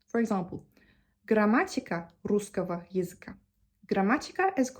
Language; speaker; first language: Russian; non-native, fluent; Turkish